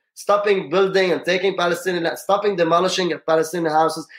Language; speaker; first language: English; non-native, fluent; Arabic